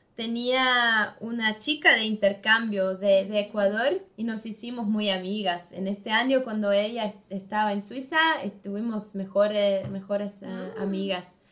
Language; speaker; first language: Spanish; non-native, fluent; Swiss German